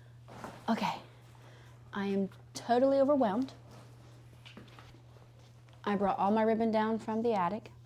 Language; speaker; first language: English; native; English